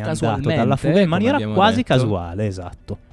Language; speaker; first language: Italian; native; Italian